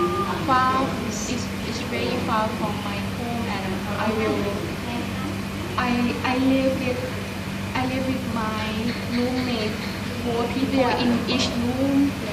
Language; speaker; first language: English; non-native, learner; Thai